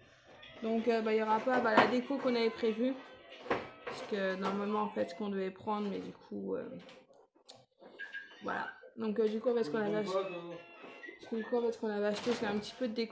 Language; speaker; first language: French; native; French